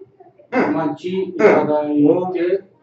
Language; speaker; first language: Japanese; non-native, learner; Tamil